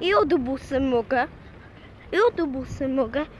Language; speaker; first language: Polish; early bilingual, heritage; Polish